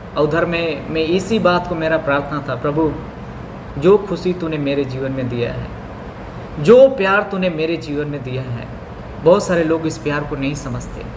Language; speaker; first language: Hindi; non-native, local second language; Bhojpuri